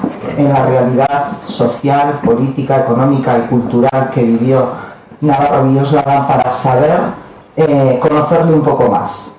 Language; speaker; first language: Spanish; native; Spanish